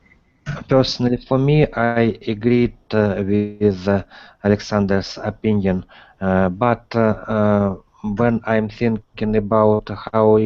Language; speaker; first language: English; non-native, learner; Russian